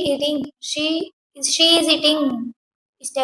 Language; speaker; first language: English; non-native, learner; Hindi